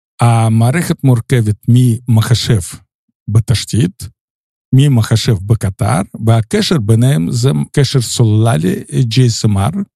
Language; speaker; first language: Hebrew; non-native, fluent; Russian